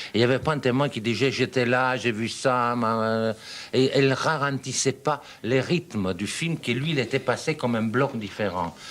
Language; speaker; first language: French; non-native, fluent; Serbian